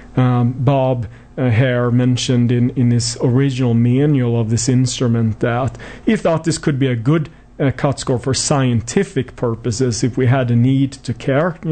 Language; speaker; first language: English; non-native, fluent; Swedish